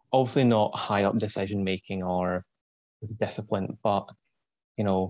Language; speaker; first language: English; native; English